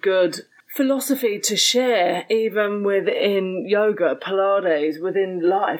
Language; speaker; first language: English; native; English